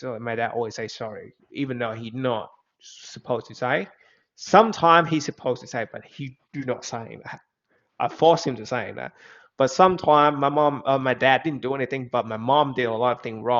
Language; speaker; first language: English; non-native, fluent; Vietnamese